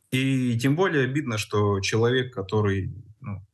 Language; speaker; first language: Russian; native; Russian